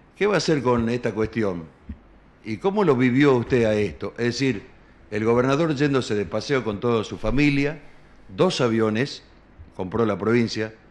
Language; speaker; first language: Spanish; native; Spanish